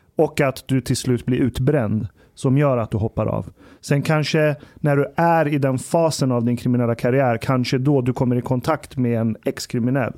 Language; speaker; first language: Swedish; early bilingual, other home language; Persian